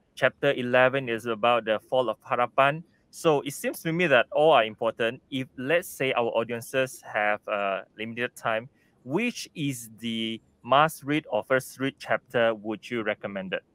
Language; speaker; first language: English; non-native, local second language; Chinese